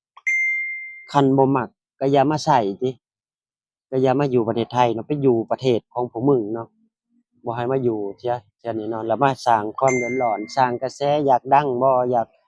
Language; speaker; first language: Thai; non-native, local second language; Northeastern Thai